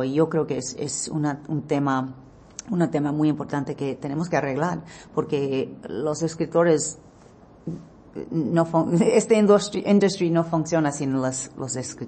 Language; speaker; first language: Spanish; early bilingual, heritage; English